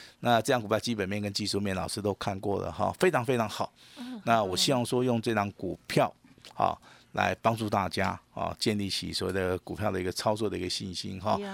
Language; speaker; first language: Chinese; native; Chinese